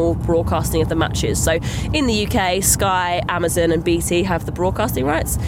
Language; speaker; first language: English; native; English